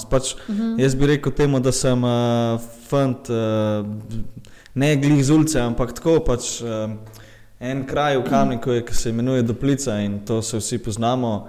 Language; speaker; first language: Slovenian; early bilingual, other home language; Bosnian